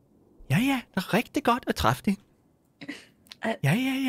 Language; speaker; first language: Danish; non-native, learner; Swedish